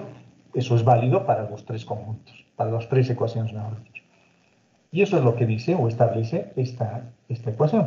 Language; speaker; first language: Spanish; native; Spanish